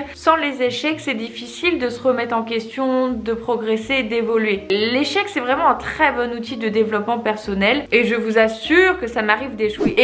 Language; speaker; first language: French; native; French